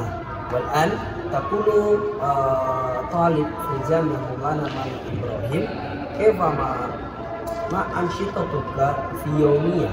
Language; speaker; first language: Arabic; non-native, learner; Indonesian